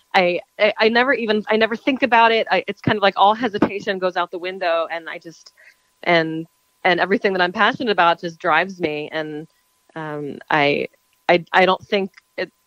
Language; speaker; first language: English; native; English